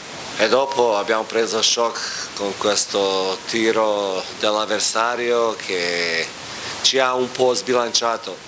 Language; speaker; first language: Italian; non-native, fluent; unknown